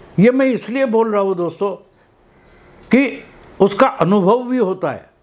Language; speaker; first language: Hindi; non-native, local second language; Marathi